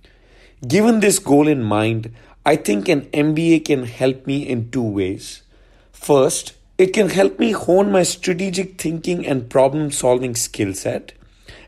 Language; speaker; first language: English; non-native, local second language; Hindi